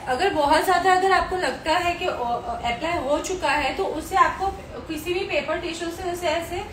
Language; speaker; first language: Hindi; non-native, local second language; Gujarati